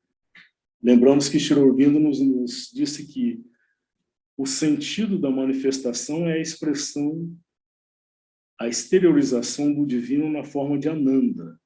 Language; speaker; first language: Portuguese; native; Portuguese